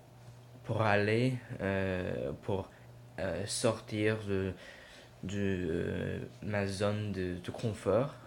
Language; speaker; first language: French; non-native, learner; English